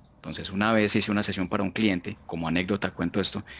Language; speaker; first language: Spanish; native; Spanish